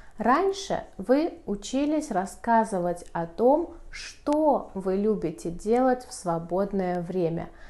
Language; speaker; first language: Russian; native; Russian